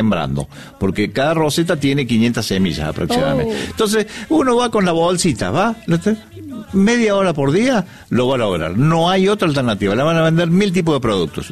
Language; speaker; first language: Spanish; native; Spanish